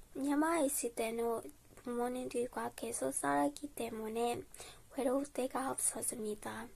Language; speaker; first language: Korean; non-native, fluent; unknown